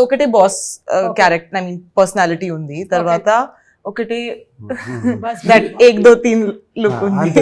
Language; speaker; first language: Telugu; non-native, learner; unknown